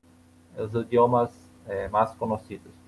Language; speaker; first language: Spanish; non-native, learner; Portuguese